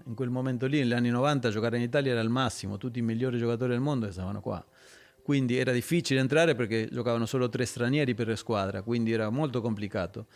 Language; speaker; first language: Italian; non-native, fluent; Spanish